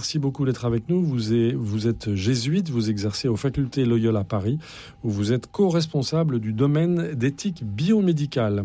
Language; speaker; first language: French; native; French